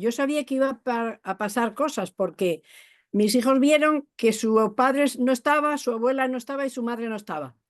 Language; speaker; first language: Spanish; native; Spanish